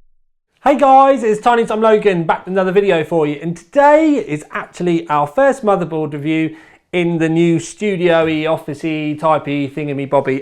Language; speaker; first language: English; native; English